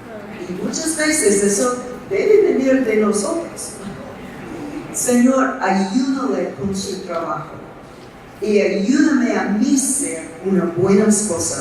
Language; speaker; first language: Spanish; non-native, fluent; English